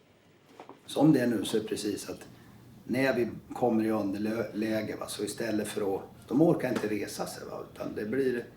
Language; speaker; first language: Swedish; native; Swedish